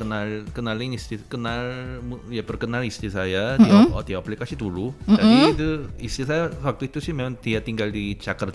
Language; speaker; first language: Indonesian; non-native, fluent; Korean